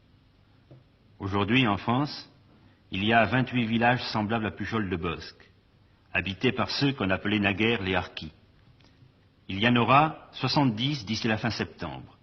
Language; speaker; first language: French; native; French